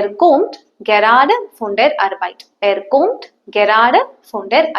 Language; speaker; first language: German; non-native, fluent; Tamil